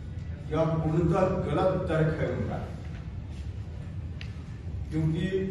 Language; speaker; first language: Hindi; native; Hindi